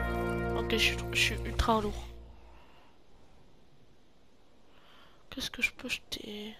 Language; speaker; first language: French; native; French